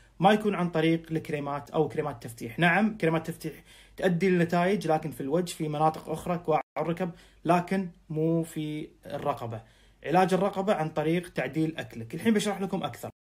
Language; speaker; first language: Arabic; native; Arabic